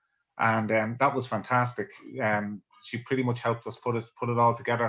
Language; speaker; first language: English; native; English